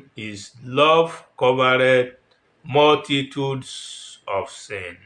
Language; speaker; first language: English; non-native, local second language; Yoruba